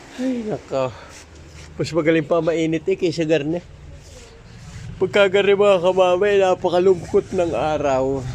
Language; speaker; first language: Filipino; native; Filipino